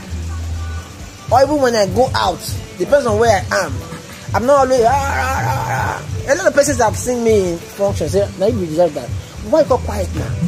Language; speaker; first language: English; non-native, local second language; Nigerian Pidgin